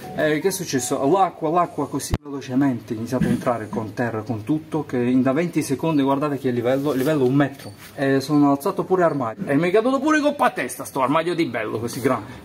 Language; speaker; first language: Italian; non-native, learner; Ukrainian